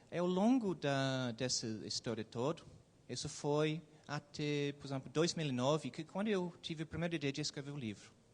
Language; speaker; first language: Portuguese; non-native, fluent; English